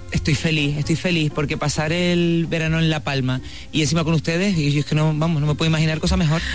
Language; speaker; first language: Spanish; native; Spanish